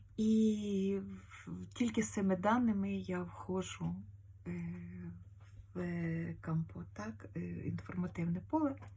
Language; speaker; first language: Ukrainian; native; Ukrainian